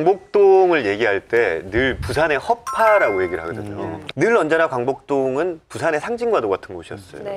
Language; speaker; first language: Korean; native; Korean